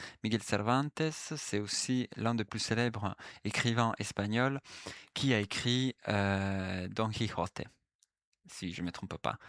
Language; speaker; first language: French; native; French